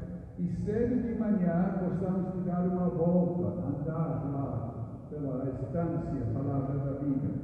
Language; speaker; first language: Portuguese; non-native, fluent; English